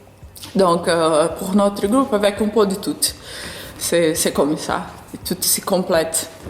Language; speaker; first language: French; non-native, learner; Portuguese